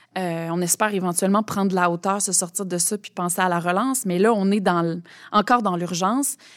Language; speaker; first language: French; native; French